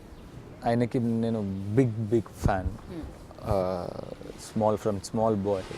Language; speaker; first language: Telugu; non-native, learner; Tamil